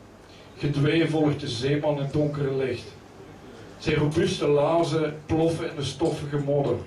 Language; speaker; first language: Dutch; native; Dutch